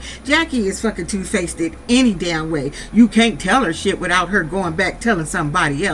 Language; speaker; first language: English; native; English